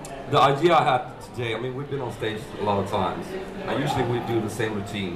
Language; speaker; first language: English; non-native, fluent; Swedish